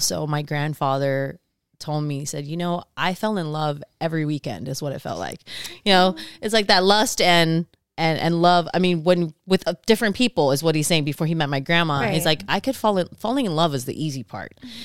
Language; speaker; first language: English; non-native, fluent; Samoan